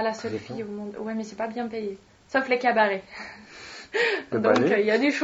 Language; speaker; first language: French; non-native, fluent; Swedish